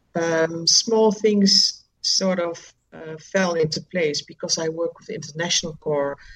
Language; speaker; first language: English; non-native, fluent; Dutch